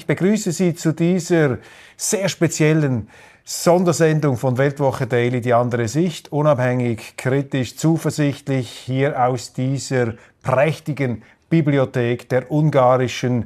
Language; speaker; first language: German; native; German